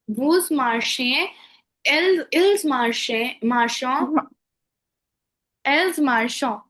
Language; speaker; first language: French; non-native, learner; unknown